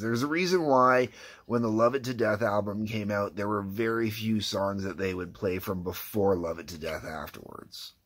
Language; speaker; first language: English; native; English